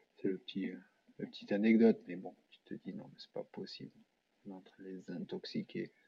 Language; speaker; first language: French; native; French